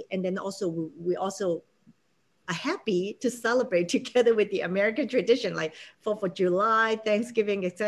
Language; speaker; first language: English; non-native, local second language; Cantonese